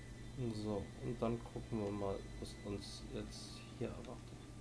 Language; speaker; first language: German; native; German